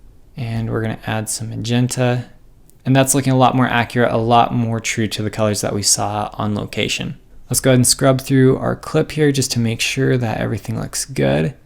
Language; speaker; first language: English; native; English